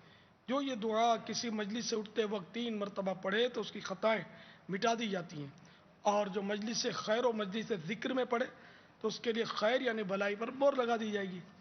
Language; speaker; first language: Urdu; native; Urdu